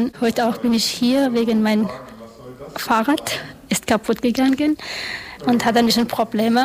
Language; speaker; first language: German; non-native, learner; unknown